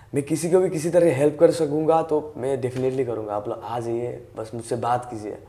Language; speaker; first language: Hindi; native; Hindi